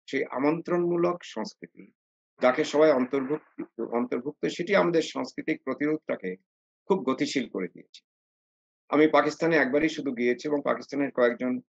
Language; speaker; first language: Bangla; non-native, local second language; Sylheti